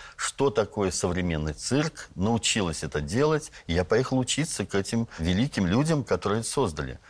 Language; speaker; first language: Russian; native; Russian